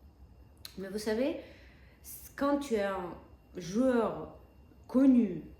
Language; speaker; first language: French; non-native, fluent; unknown